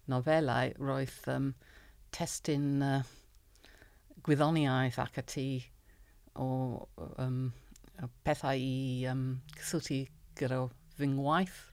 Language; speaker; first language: Welsh; non-native, learner; English